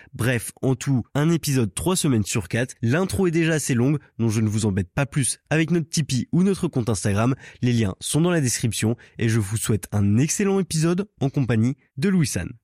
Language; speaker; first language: French; native; French